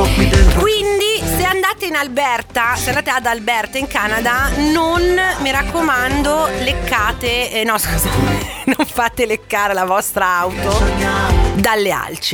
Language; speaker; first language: Italian; native; Italian